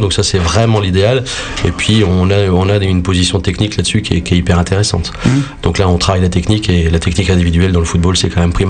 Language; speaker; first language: French; native; French